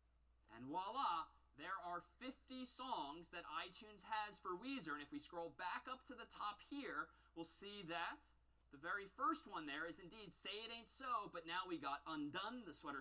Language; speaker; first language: English; native; English